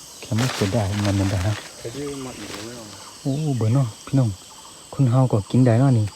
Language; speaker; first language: Thai; non-native, local second language; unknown